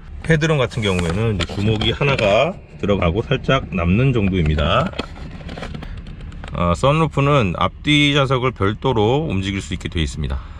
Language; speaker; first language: Korean; native; Korean